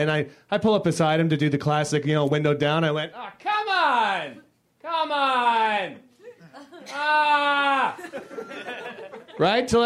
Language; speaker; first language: English; native; English